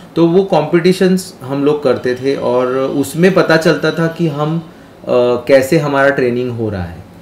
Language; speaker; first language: Hindi; non-native, local second language; Marathi